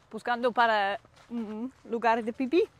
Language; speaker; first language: Spanish; non-native, learner; Danish